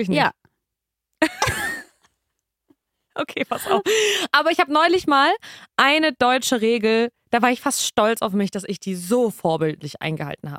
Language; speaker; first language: German; early bilingual, other home language; Russian